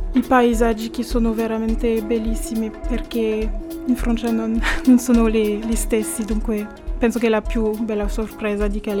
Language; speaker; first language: Italian; non-native, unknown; French